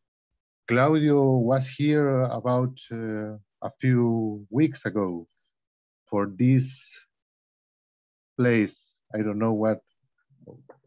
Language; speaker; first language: English; non-native, learner; Spanish